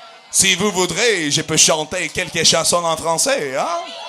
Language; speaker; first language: French; non-native, learner; English